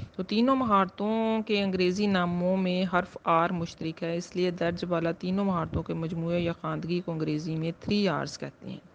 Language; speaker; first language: Urdu; non-native, local second language; Punjabi